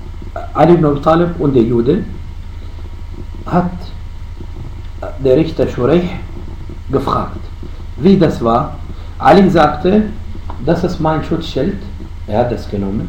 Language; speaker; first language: German; non-native, fluent; Arabic